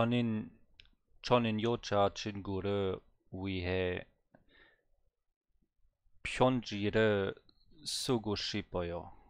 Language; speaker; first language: Korean; non-native, learner; German